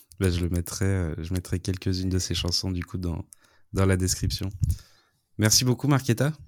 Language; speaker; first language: French; native; French